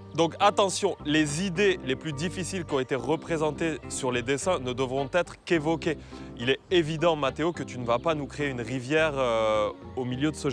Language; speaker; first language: French; native; French